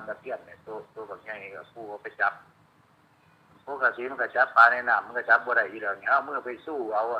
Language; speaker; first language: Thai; non-native, local second language; Lao